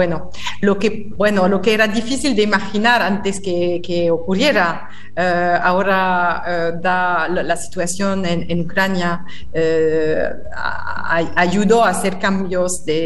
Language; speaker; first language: Spanish; non-native, fluent; French